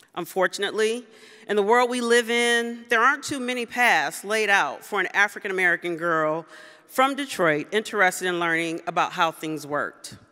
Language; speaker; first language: English; native; English